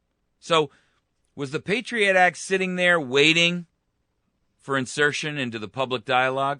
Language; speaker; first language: English; native; English